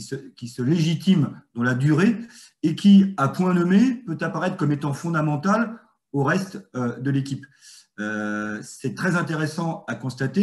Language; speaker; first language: French; native; French